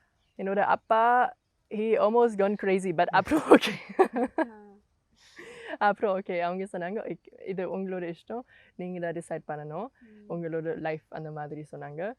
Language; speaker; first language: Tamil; non-native, learner; German